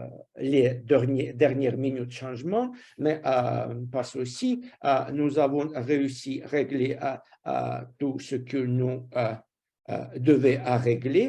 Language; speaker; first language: French; non-native, fluent; Russian